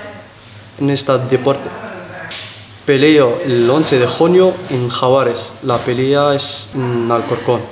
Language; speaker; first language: Spanish; non-native, learner; Arabic